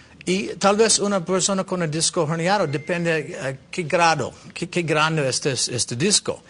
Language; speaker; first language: Spanish; non-native, learner; English